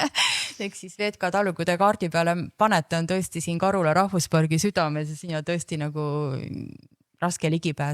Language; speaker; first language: Estonian; native; Estonian